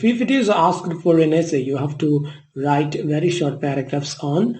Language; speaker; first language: English; non-native, local second language; Malayalam